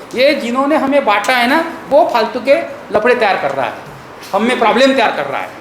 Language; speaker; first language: Hindi; non-native, local second language; Marathi